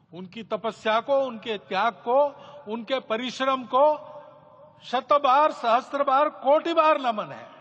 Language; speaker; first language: Hindi; native; Hindi